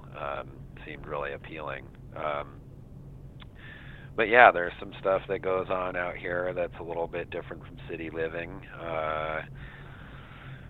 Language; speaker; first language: English; native; English